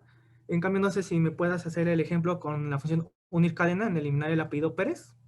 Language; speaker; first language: Spanish; native; Spanish